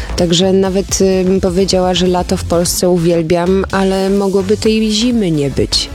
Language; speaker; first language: Polish; early bilingual, heritage; Polish